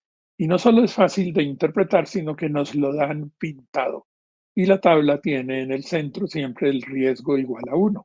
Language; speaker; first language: Spanish; native; Spanish